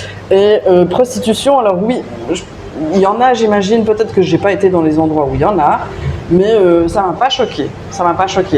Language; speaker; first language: French; native; French